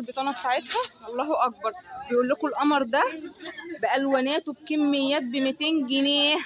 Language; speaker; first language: Arabic; native; Arabic